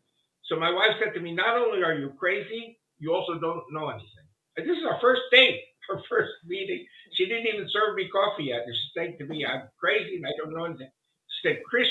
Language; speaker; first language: English; early bilingual, other home language; Spanish